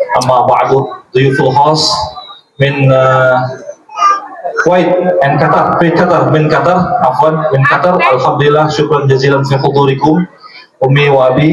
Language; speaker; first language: Arabic; non-native, learner; Indonesian